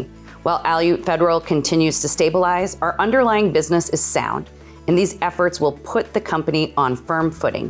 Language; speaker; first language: English; native; English